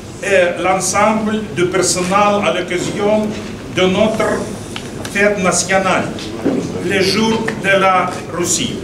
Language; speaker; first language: French; non-native, fluent; Russian